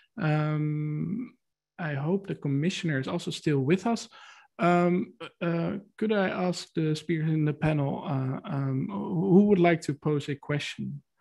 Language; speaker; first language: English; non-native, fluent; Dutch